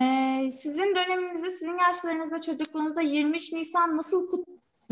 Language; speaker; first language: Turkish; native; Turkish